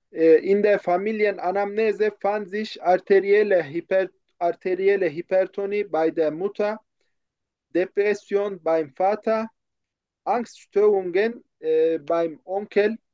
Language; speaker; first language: German; non-native, learner; Turkish